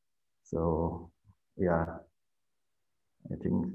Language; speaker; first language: English; non-native, fluent; Indonesian